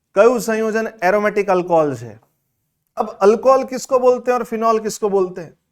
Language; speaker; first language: Hindi; non-native, local second language; Gujarati